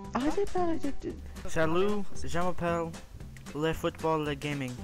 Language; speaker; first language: French; non-native, learner; English